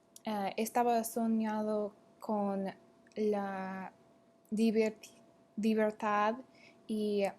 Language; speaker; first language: Spanish; non-native, learner; English